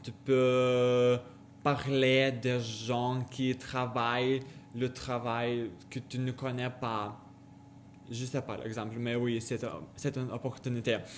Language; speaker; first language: French; non-native, learner; Lithuanian